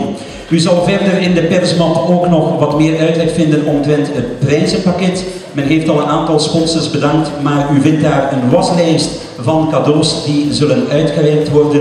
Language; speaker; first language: Dutch; native; Dutch